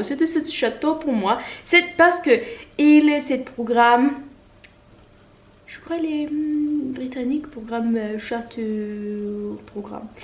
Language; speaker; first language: French; non-native, learner; Norwegian